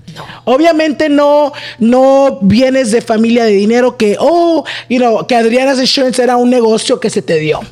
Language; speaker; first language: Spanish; early bilingual, heritage; Spanish